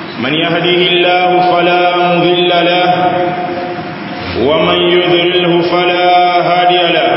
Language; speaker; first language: Arabic; non-native, fluent; Swahili